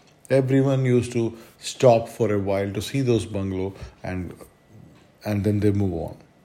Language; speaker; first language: English; non-native, local second language; Malayalam